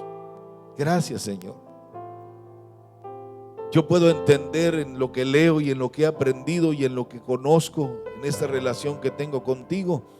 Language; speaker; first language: Spanish; native; Spanish